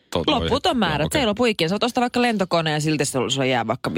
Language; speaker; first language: Finnish; native; Finnish